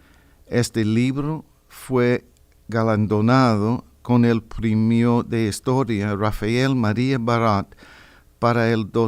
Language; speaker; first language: Spanish; non-native, fluent; English